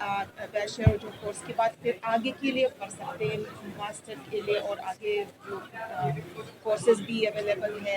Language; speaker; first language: Hindi; non-native, fluent; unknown